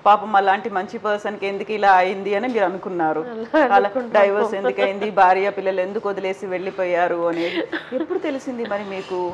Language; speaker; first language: Telugu; native; Telugu